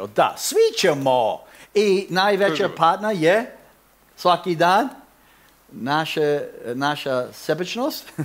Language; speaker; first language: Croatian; non-native, fluent; English